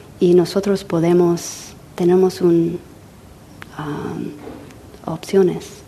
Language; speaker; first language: Spanish; non-native, fluent; English